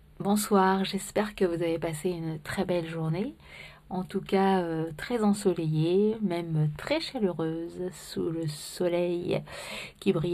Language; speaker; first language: French; native; French